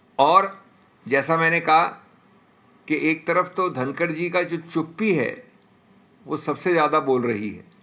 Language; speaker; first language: Hindi; native; Hindi